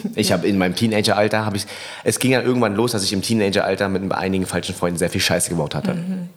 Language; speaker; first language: German; early bilingual, other home language; Vietnamese